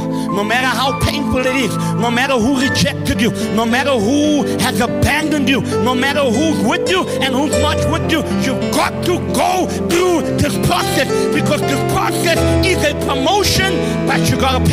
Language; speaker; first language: English; native; English